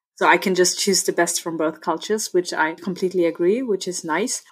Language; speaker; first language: English; non-native, fluent; German